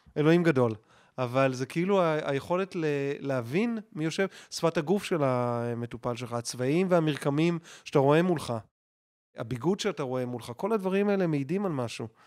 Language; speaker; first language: Hebrew; native; Hebrew